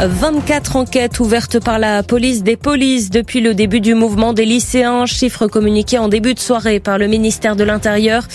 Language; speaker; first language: French; native; French